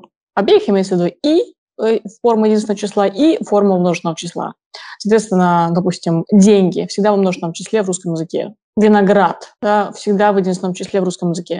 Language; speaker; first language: Russian; native; Russian